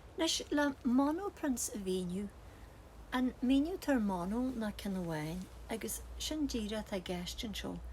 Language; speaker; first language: Irish; native; Irish